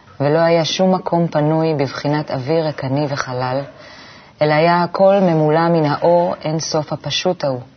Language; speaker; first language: Hebrew; native; Hebrew